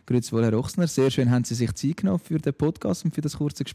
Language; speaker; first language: German; native; German